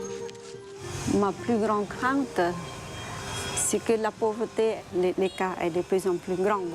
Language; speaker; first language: French; non-native, fluent; Khmer